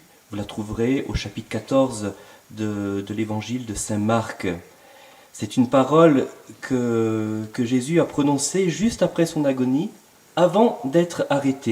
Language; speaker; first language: French; native; French